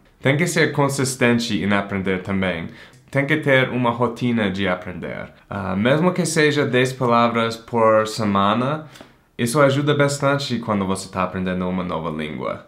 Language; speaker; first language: Portuguese; non-native, fluent; English